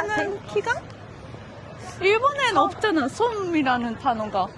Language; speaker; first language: Korean; non-native, fluent; Japanese